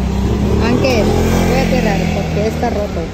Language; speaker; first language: Spanish; non-native, learner; Filipino